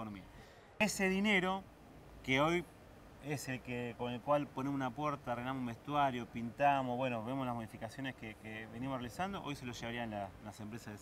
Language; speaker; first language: Spanish; native; Spanish